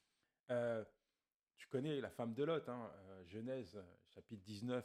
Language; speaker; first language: French; native; French